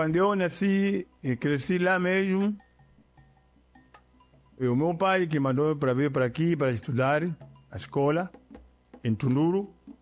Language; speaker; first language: Portuguese; non-native, local second language; Yao